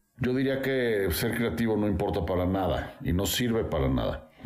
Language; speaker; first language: Spanish; native; Spanish